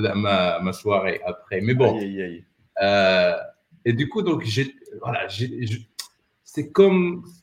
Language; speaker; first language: French; non-native, local second language; Arabic